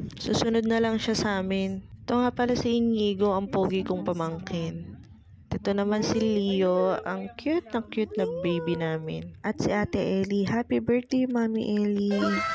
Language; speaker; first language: Filipino; native; Filipino